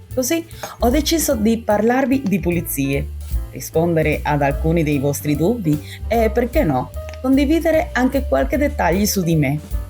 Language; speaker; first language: Italian; non-native, fluent; Spanish